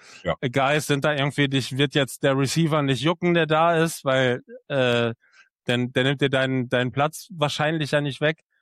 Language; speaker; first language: German; native; German